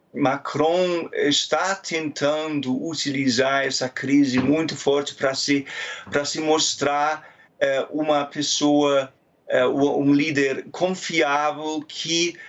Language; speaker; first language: Portuguese; non-native, fluent; German